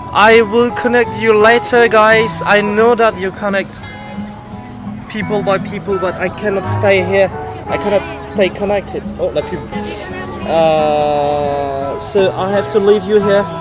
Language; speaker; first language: English; non-native, learner; French